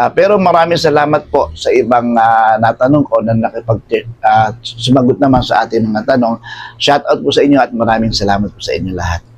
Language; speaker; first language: Filipino; native; Filipino